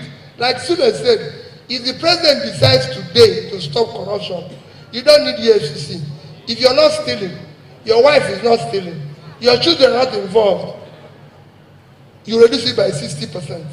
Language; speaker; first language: English; non-native, local second language; Igbo